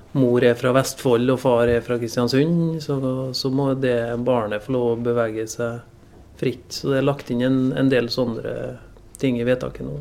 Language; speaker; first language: Norwegian; native; Norwegian